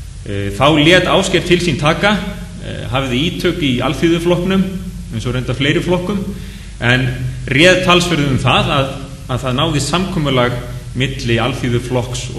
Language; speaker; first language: Icelandic; native; Icelandic